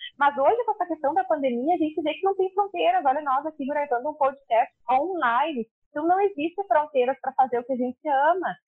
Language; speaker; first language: Portuguese; native; Portuguese